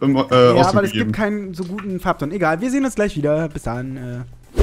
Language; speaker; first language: German; native; German